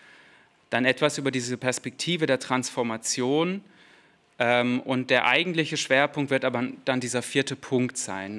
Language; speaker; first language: German; native; German